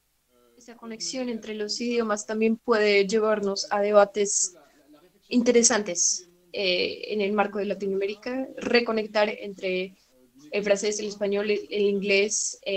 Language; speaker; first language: Spanish; non-native, fluent; French